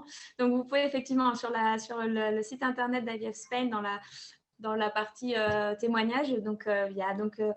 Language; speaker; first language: French; native; French